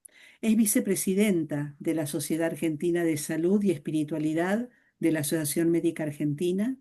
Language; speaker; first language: Spanish; native; Spanish